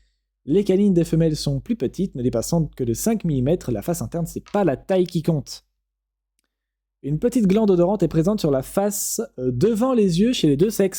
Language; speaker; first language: French; native; French